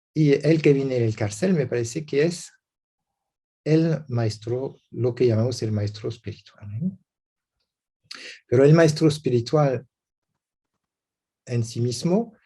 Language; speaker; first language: Spanish; non-native, learner; French